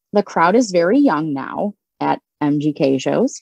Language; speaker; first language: English; native; English